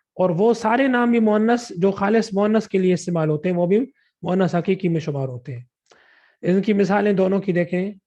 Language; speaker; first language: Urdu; non-native, local second language; Sindhi